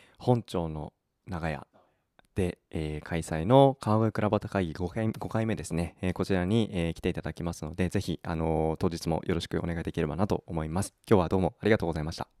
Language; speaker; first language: Japanese; native; Japanese